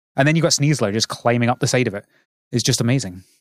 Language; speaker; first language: English; native; English